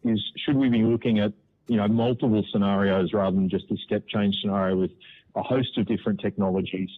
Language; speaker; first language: English; native; English